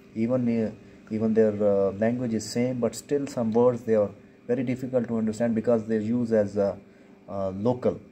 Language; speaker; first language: English; non-native, local second language; Urdu